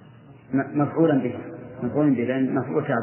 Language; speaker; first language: Arabic; native; Arabic